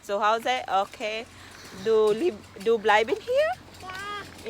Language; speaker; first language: German; non-native, learner; Filipino